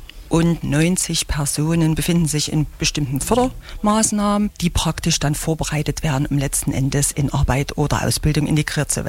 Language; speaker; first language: German; native; German